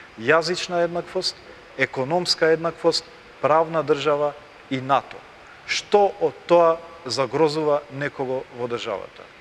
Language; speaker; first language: Macedonian; non-native, local second language; Albanian